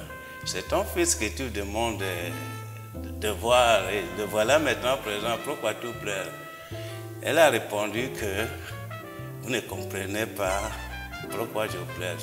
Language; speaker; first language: French; non-native, local second language; Igbo